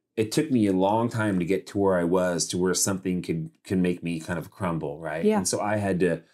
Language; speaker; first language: English; native; English